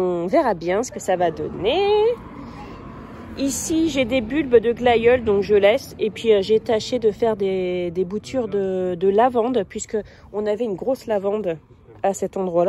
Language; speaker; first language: French; native; French